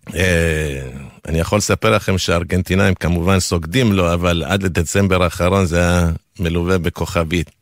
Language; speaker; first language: Hebrew; non-native, fluent; Spanish